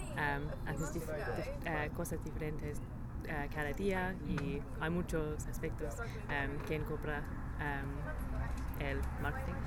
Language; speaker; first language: Spanish; non-native, learner; English